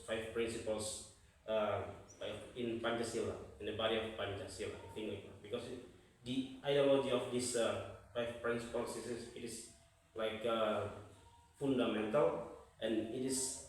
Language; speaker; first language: English; non-native, fluent; Indonesian